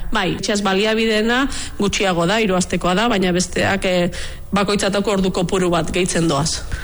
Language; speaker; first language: Basque; native; Basque